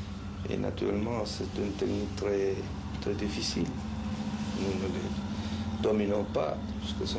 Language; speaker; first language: French; non-native, fluent; Spanish